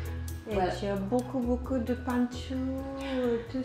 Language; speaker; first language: French; non-native, learner; Japanese